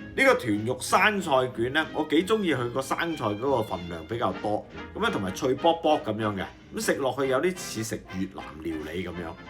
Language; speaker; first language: Cantonese; native; Cantonese